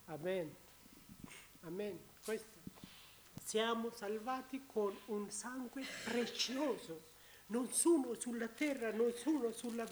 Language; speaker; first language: Italian; non-native, learner; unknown